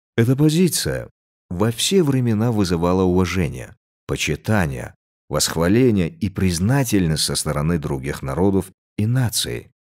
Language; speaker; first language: Russian; non-native, local second language; Tajik